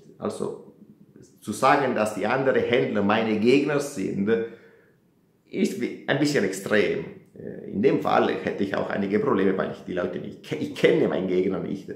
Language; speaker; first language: German; non-native, fluent; Italian